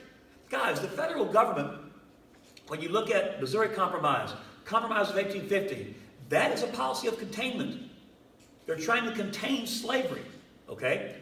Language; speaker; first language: English; native; English